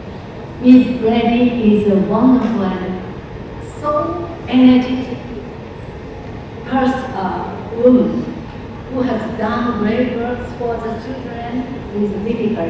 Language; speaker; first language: English; non-native, learner; Japanese